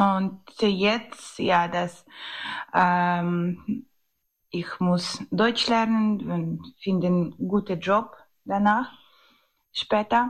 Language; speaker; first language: German; non-native, learner; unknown